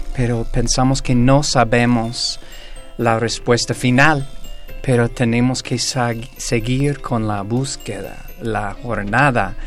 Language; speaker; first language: Spanish; non-native, fluent; English